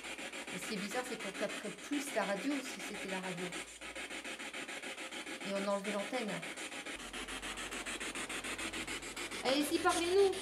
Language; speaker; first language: French; native; French